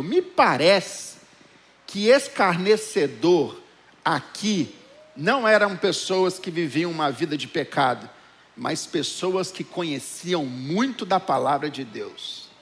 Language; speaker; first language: Portuguese; native; Portuguese